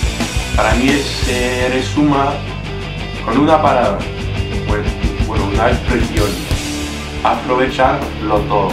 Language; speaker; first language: Spanish; non-native, fluent; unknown